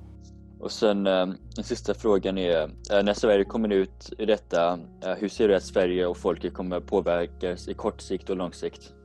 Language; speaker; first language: Swedish; non-native, learner; English